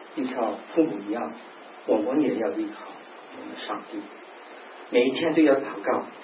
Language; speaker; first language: Chinese; non-native, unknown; English